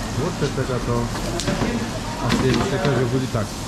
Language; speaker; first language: Russian; non-native, learner; Turkish